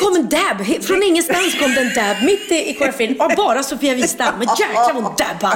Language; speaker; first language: Swedish; native; Swedish